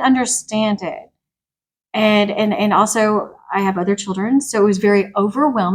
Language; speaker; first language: English; native; English